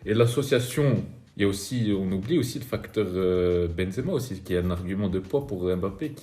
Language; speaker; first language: French; native; French